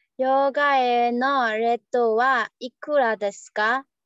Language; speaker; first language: Japanese; non-native, learner; Burmese